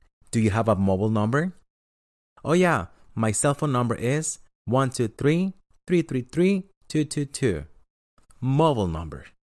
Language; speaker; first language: English; non-native, fluent; Spanish